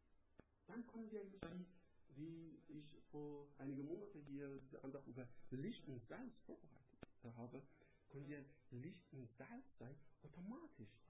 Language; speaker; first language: German; non-native, learner; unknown